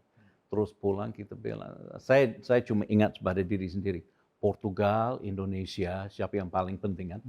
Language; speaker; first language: Indonesian; non-native, fluent; English